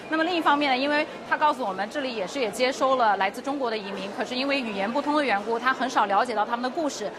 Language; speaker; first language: Chinese; native; Chinese